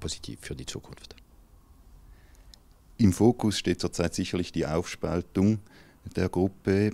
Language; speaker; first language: German; native; German